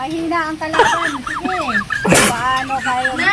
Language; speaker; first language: Filipino; non-native, local second language; Cebuano